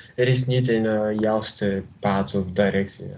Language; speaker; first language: Dutch; non-native, learner; Bulgarian